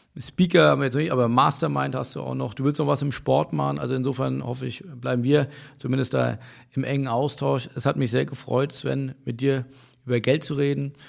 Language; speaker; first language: German; native; German